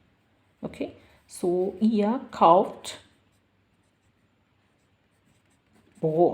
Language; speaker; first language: German; non-native, learner; Bangla